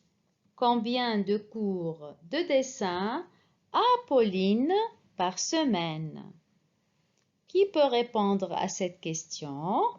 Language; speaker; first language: French; non-native, fluent; Arabic